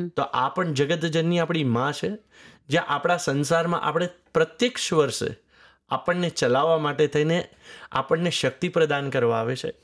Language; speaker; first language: Gujarati; native; Gujarati